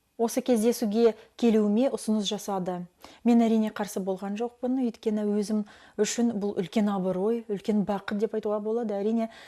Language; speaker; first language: Kazakh; non-native, local second language; Russian